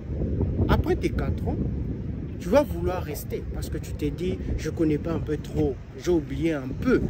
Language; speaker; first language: French; non-native, local second language; Lingala